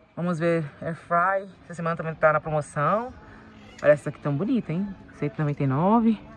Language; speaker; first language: Portuguese; native; Portuguese